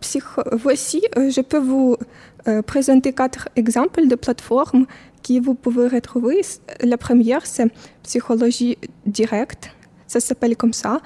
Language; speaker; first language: French; non-native, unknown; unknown